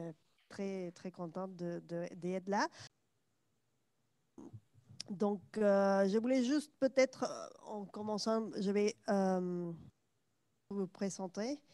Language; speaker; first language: French; non-native, fluent; Spanish